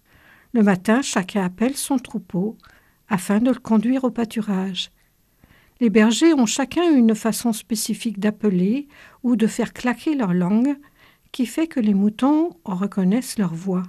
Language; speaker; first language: French; native; French